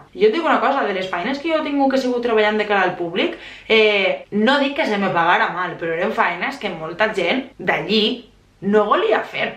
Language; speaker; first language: Catalan; native; Catalan